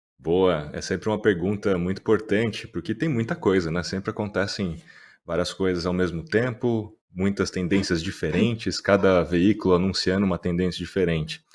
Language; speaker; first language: Portuguese; native; Portuguese